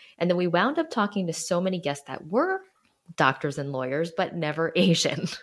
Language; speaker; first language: English; early bilingual, other home language; Chinese